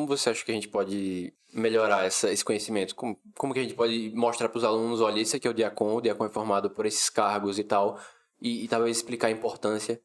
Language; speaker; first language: Portuguese; native; Portuguese